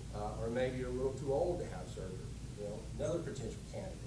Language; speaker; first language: English; native; English